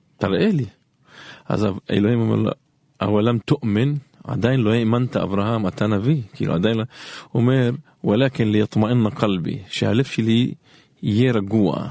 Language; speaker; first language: Hebrew; non-native, local second language; Arabic